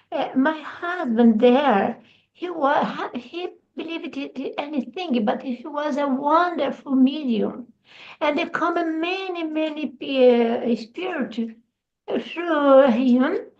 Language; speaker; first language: English; non-native, learner; Portuguese